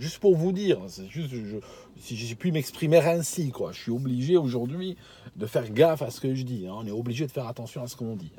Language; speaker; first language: French; non-native, local second language; Arabic